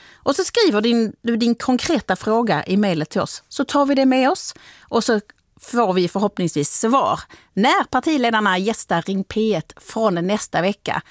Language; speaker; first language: Swedish; native; Swedish